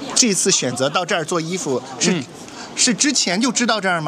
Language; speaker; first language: Chinese; native; Chinese